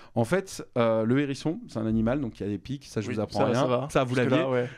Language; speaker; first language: French; native; French